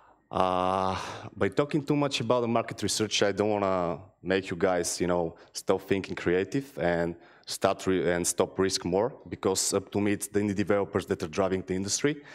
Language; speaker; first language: English; non-native, fluent; Bulgarian